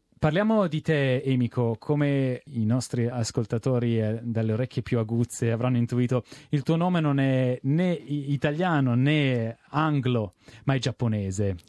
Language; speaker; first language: Italian; native; Italian